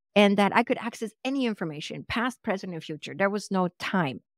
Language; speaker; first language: English; non-native, fluent; Swedish